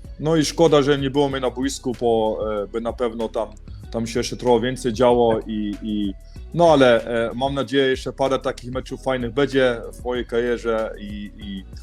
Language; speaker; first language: Polish; early bilingual, heritage; Polish